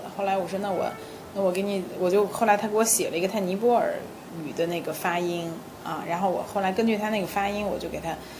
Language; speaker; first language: Chinese; native; Chinese